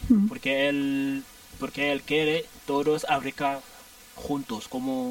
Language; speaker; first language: Spanish; non-native, learner; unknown